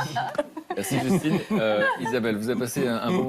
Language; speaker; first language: French; native; French